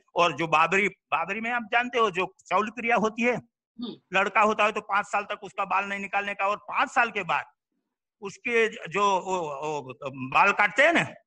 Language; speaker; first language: Hindi; non-native, local second language; Gujarati